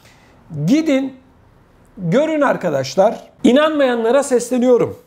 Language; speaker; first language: Turkish; native; Turkish